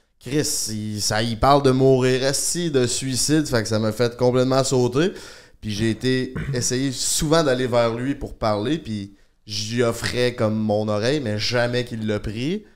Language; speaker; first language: French; native; French